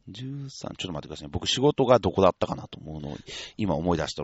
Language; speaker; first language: Japanese; native; Japanese